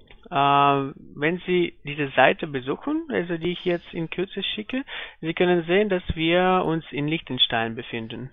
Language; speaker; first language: German; non-native, fluent; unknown